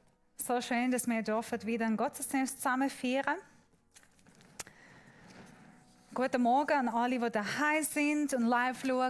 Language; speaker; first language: German; non-native, learner; Persian